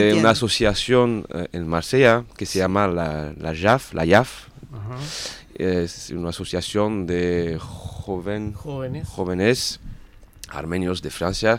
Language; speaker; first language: Spanish; non-native, learner; French